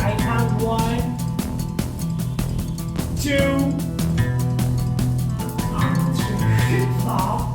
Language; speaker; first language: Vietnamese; non-native, learner; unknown